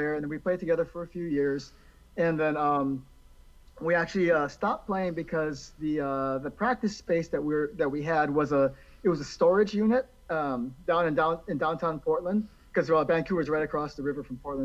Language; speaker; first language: English; native; English